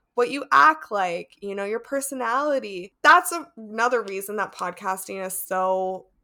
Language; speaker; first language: English; native; English